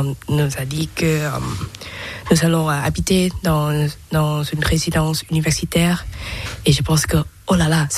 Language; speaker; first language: French; non-native, learner; Thai